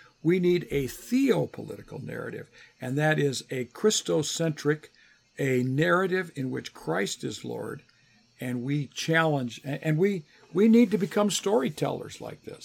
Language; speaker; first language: English; native; English